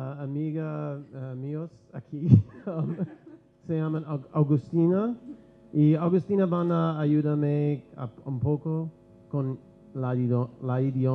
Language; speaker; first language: Spanish; non-native, learner; English